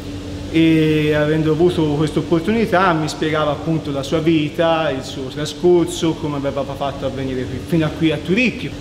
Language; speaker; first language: Italian; native; Italian